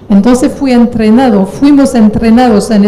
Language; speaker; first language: Spanish; non-native, fluent; French